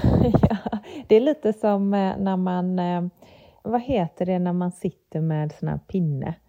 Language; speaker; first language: Swedish; native; Swedish